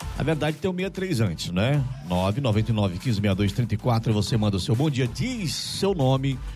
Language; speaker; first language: Portuguese; native; Portuguese